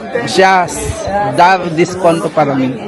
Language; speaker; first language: Portuguese; non-native, learner; Filipino